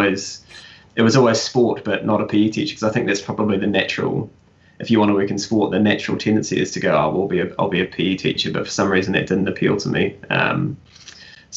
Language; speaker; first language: English; native; English